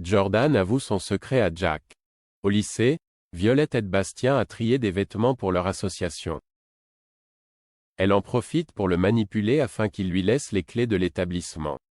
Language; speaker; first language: French; native; French